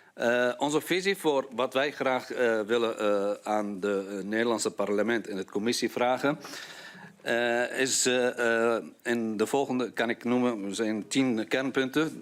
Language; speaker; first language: Dutch; non-native, fluent; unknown